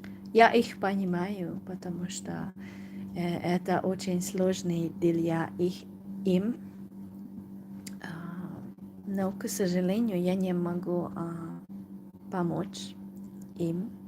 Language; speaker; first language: Russian; non-native, learner; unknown